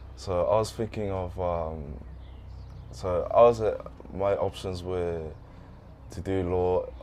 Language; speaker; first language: English; early bilingual, other home language; Tongan